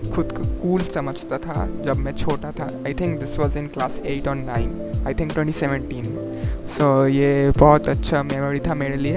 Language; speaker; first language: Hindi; non-native, local second language; Bangla